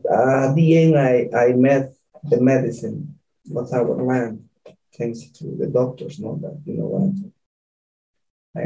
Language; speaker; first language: English; non-native, fluent; Spanish